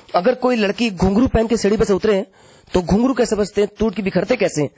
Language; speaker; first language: Hindi; native; Hindi